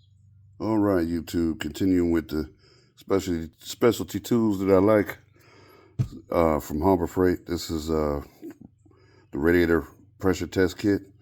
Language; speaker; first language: English; native; English